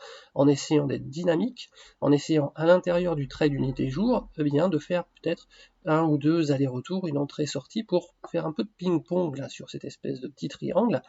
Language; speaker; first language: French; native; French